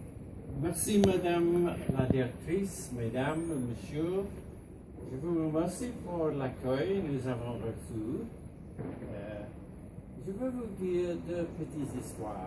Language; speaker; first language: French; non-native, fluent; English